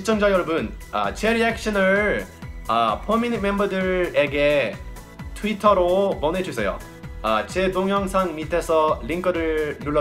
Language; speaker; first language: Korean; non-native, fluent; English